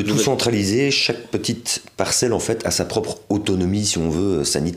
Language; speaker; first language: French; native; French